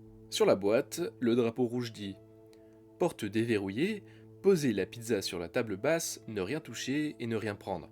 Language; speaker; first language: French; native; French